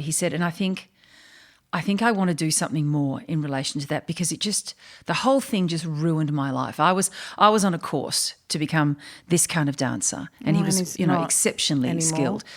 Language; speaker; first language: English; native; English